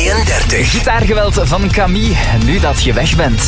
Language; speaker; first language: Dutch; native; Dutch